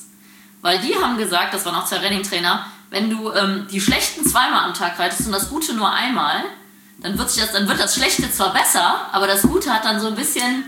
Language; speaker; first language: German; native; German